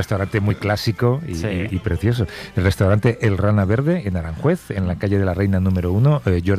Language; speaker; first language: Spanish; native; Spanish